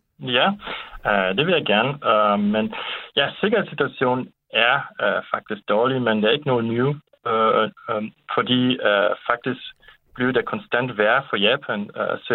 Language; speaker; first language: Danish; non-native, fluent; Japanese